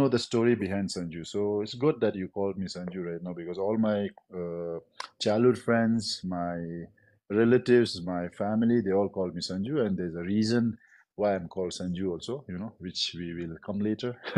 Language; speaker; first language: English; non-native, local second language; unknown